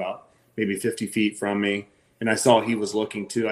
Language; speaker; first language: English; native; English